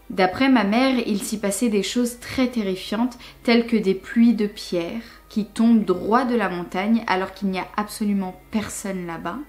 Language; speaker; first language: French; native; French